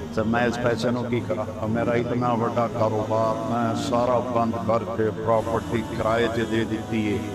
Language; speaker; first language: Urdu; non-native, local second language; Punjabi